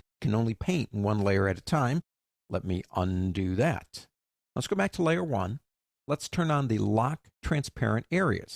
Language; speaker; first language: English; native; English